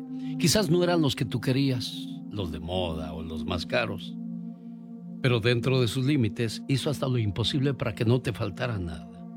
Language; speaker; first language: Spanish; native; Spanish